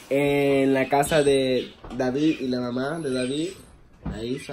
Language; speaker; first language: Spanish; early bilingual, heritage; English